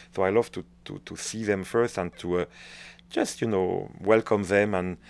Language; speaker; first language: English; non-native, fluent; French